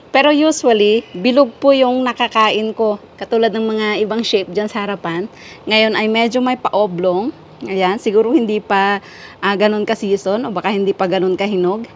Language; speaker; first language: Filipino; non-native, local second language; Iloko